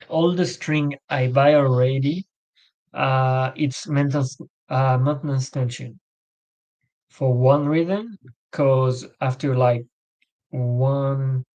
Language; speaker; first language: English; non-native, learner; French